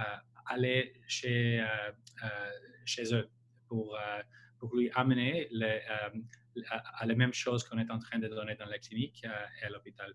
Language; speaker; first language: French; non-native, local second language; English